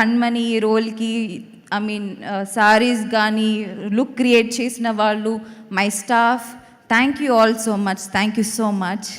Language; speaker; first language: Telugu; non-native, local second language; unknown